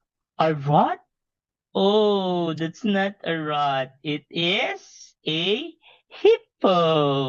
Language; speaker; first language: English; non-native, fluent; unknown